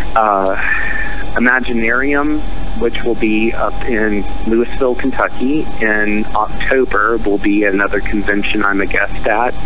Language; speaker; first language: English; native; English